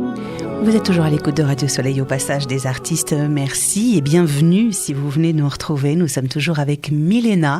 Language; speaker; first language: French; native; French